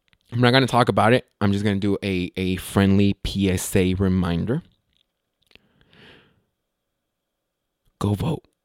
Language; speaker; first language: English; early bilingual, other home language; Spanish